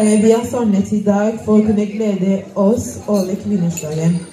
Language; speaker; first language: Norwegian; non-native, fluent; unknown